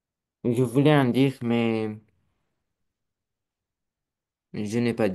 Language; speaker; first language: French; non-native, learner; Romanian